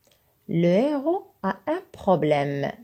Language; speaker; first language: French; non-native, local second language; Arabic